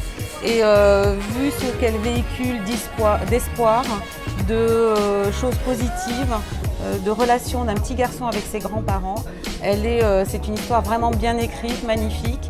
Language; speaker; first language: French; native; French